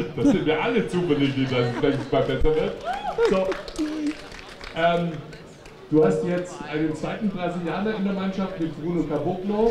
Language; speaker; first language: German; native; German